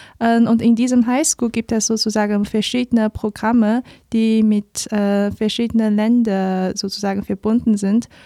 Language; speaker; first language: German; non-native, fluent; Chinese